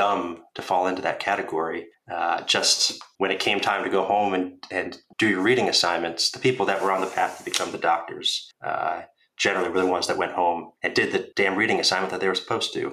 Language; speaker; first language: English; native; English